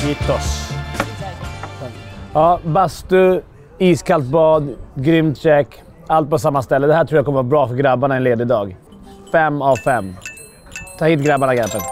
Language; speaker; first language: Swedish; native; Swedish